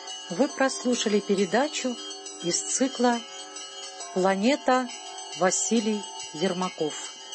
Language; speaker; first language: Russian; native; Russian